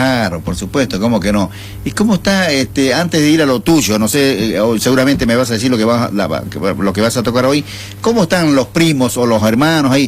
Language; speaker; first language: Spanish; native; Spanish